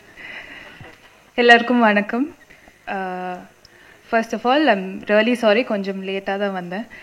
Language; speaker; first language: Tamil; non-native, fluent; Malayalam